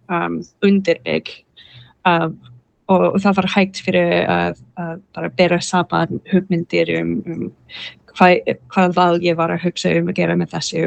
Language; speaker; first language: Icelandic; non-native, learner; English